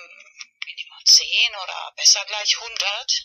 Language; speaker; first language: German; non-native, fluent; Spanish